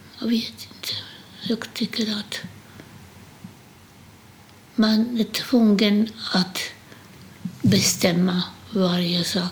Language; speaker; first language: Swedish; non-native, fluent; Polish